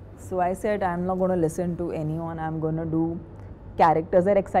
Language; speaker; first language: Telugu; non-native, fluent; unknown